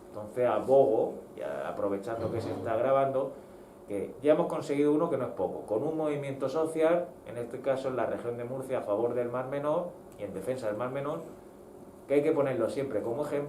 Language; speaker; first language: Spanish; native; Spanish